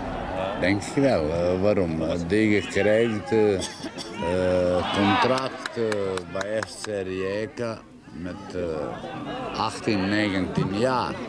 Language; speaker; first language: Dutch; non-native, learner; Croatian